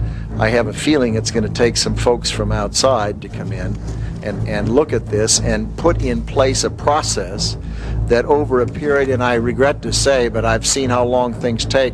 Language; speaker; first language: English; native; English